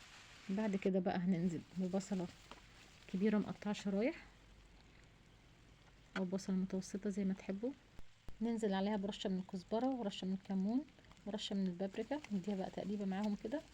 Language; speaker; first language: Arabic; native; Arabic